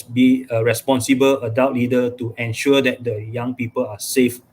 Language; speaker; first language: English; non-native, local second language; Malay